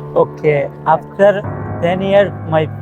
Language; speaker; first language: English; non-native, learner; Bangla